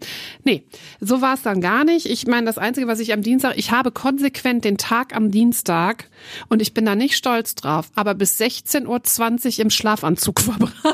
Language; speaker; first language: German; native; German